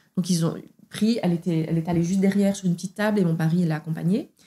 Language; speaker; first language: French; native; French